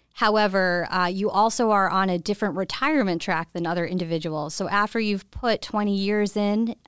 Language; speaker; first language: English; native; English